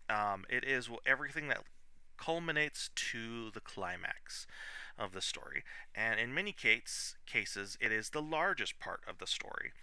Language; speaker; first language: English; native; English